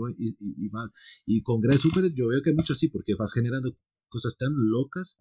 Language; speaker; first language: Spanish; non-native, fluent; Portuguese